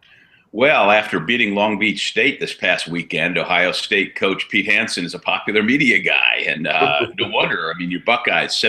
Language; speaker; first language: English; native; English